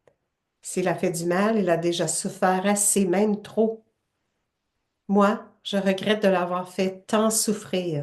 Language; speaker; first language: French; native; French